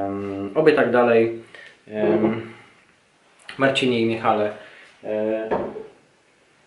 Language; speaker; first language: Polish; native; Polish